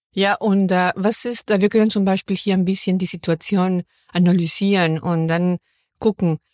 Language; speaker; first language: German; non-native, fluent; Spanish